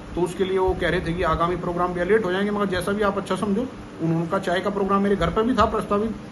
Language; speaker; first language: Hindi; native; Hindi